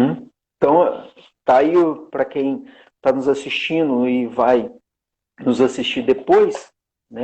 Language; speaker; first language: Portuguese; native; Portuguese